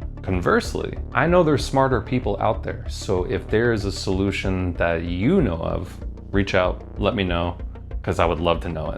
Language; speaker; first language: English; native; English